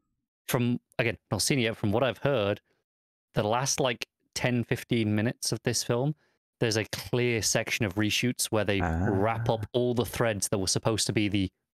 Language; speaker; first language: English; native; English